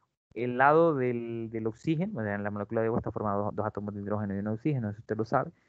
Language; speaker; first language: Spanish; native; Spanish